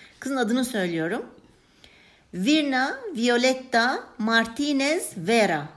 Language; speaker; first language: Turkish; early bilingual, heritage; Turkish